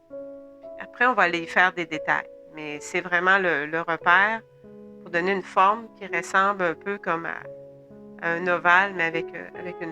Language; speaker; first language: French; native; French